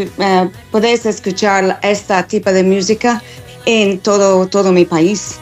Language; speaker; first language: Spanish; non-native, fluent; English